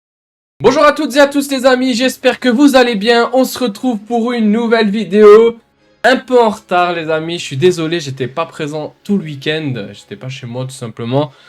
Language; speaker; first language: French; native; French